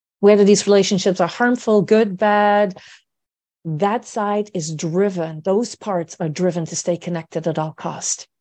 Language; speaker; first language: English; non-native, fluent; Dutch